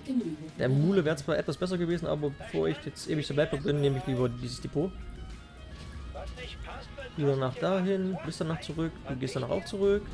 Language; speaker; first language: German; native; German